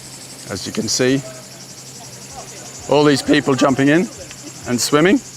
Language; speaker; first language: English; native; English